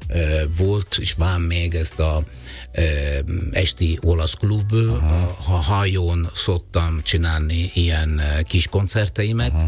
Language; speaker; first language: Hungarian; non-native, fluent; Italian